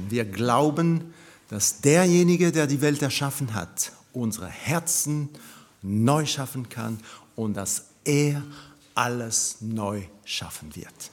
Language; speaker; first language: German; non-native, fluent; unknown